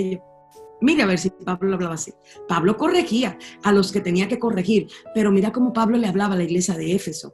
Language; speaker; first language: Spanish; native; Spanish